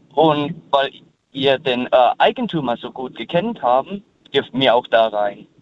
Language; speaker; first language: German; early bilingual, heritage; German